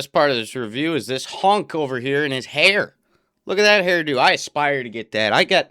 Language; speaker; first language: English; native; English